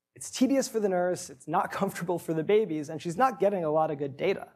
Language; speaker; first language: English; native; English